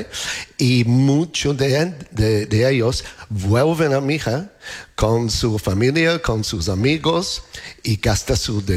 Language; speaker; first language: Spanish; non-native, learner; English